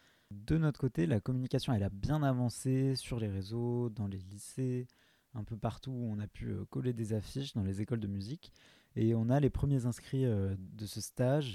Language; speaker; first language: French; native; French